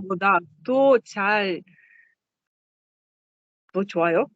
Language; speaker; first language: Korean; non-native, learner; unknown